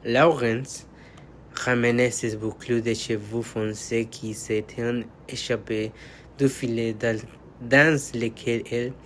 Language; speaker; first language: French; non-native, learner; Spanish